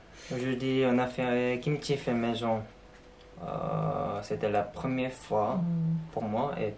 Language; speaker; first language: French; non-native, learner; Korean